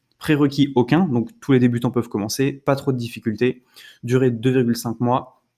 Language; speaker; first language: French; native; French